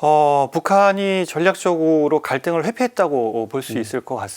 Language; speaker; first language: Korean; native; Korean